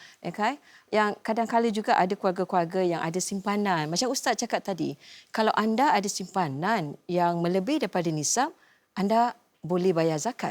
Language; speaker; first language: Malay; native; Malay